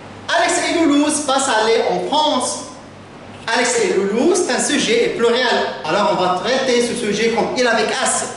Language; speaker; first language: French; non-native, fluent; Arabic